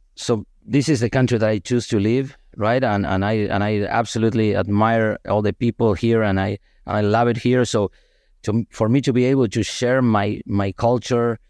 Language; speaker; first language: English; non-native, fluent; Spanish